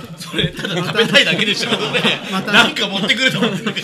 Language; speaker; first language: Japanese; native; Japanese